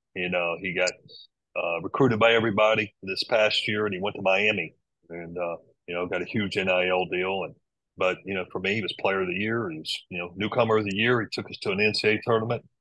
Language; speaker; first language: English; native; English